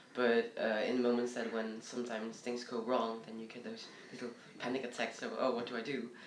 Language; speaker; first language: English; early bilingual, other home language; Indonesian